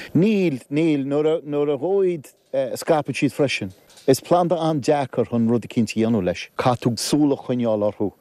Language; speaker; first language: Irish; native; Irish